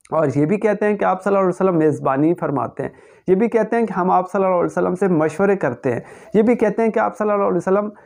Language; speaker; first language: Urdu; native; Urdu